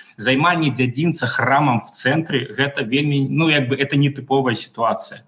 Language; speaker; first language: Belarusian; non-native, local second language; Russian